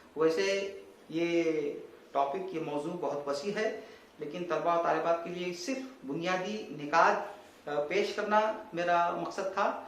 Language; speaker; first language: Urdu; native; Urdu